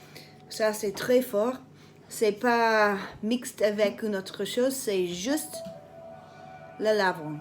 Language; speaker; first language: French; non-native, learner; English